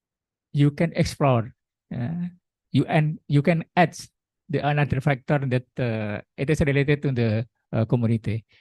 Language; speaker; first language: English; non-native, learner; Indonesian